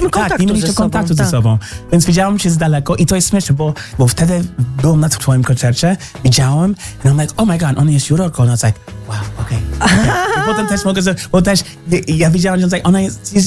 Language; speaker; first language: Polish; non-native, learner; English